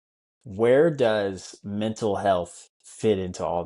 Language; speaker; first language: English; native; English